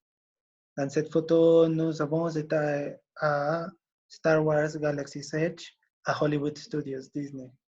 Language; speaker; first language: French; non-native, learner; Spanish